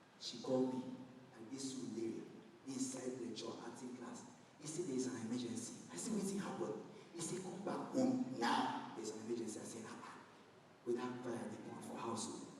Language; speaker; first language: Nigerian Pidgin; non-native, local second language; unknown